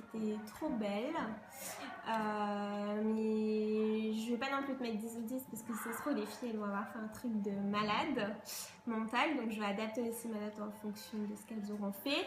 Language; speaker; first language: French; native; French